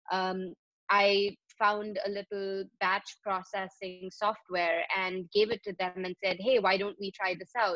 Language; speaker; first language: English; non-native, local second language; Hindi